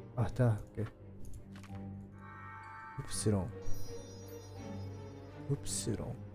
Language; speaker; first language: German; non-native, learner; Japanese